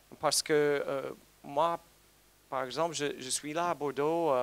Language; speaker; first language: French; non-native, fluent; English